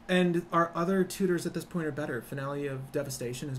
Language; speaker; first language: English; native; English